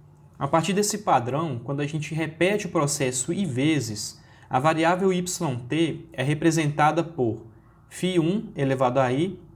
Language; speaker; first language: Portuguese; native; Portuguese